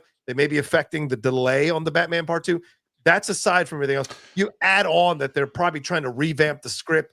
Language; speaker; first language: English; native; English